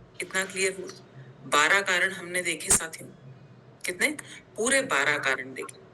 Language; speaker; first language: Hindi; non-native, local second language; Gujarati